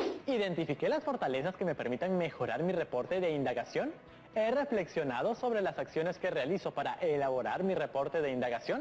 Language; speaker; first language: Spanish; native; Spanish